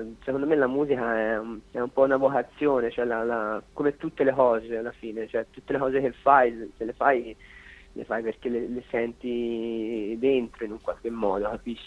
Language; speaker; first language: Italian; native; Italian